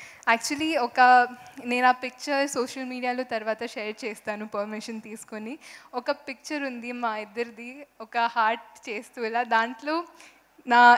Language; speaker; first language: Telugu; non-native, fluent; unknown